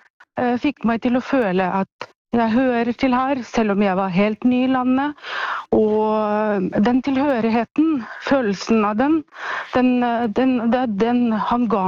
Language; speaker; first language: Norwegian; non-native, fluent; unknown